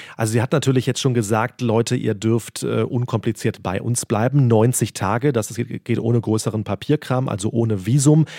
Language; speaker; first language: German; native; German